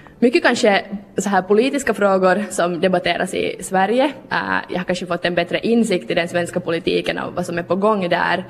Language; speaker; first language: Swedish; native; Swedish